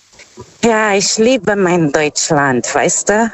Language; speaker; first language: German; non-native, fluent; Portuguese